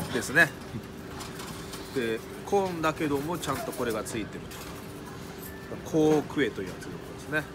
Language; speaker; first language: Japanese; native; Japanese